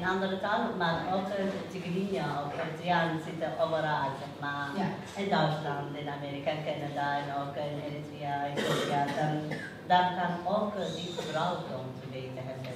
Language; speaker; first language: Dutch; non-native, learner; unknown